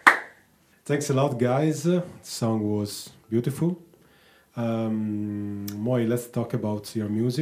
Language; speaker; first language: English; non-native, learner; Italian